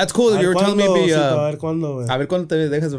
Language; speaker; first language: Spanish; early bilingual, heritage; Spanish